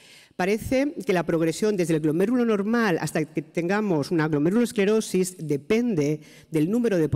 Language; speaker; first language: Spanish; native; Spanish